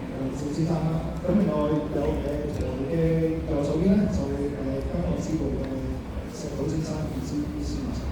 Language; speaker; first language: Cantonese; native; Cantonese